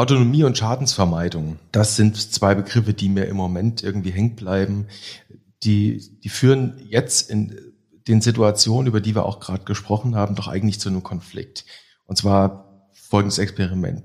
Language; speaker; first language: German; native; German